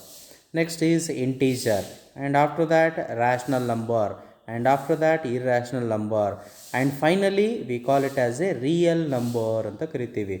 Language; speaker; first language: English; non-native, local second language; Kannada